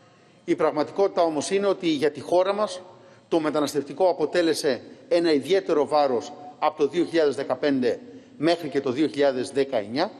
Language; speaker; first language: Greek; native; Greek